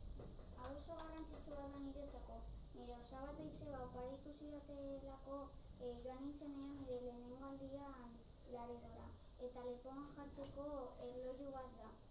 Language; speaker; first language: Basque; non-native, local second language; Spanish